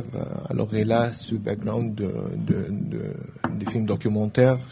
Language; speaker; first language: French; non-native, learner; Arabic